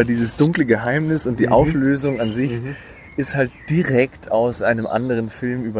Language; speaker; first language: German; native; German